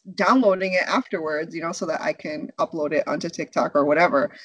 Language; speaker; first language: English; native; English